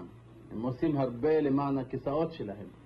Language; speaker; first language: Hebrew; non-native, local second language; Arabic